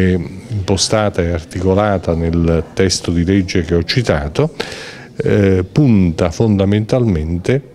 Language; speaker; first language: Italian; native; Italian